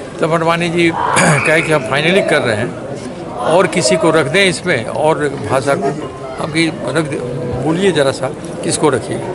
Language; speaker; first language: Hindi; non-native, local second language; Maithili